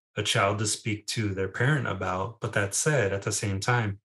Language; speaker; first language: English; early bilingual, other home language; Spanish